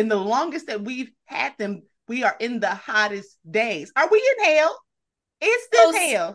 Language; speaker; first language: English; native; English